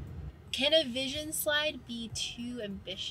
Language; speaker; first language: English; native; English